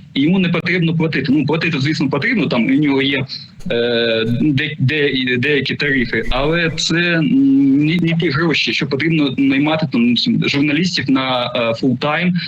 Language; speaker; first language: Ukrainian; non-native, local second language; Russian